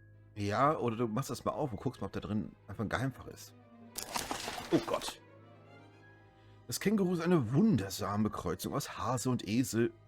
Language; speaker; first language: German; native; German